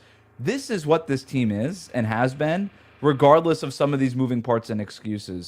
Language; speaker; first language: English; native; English